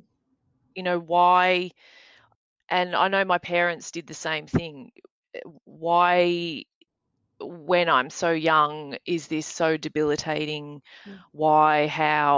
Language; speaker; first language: English; native; English